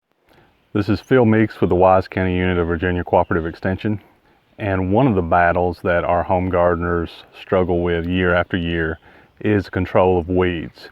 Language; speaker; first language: English; native; English